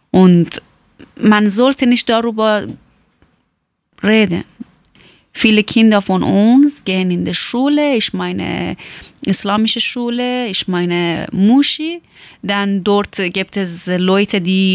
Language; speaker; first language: German; non-native, learner; Persian